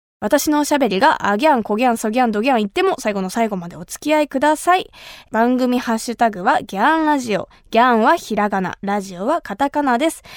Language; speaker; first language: Japanese; native; Japanese